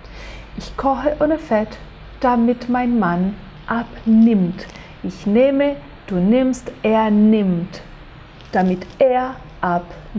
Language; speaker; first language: German; non-native, fluent; Portuguese